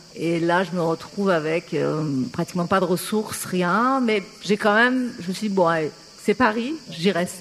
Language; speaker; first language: French; non-native, fluent; Persian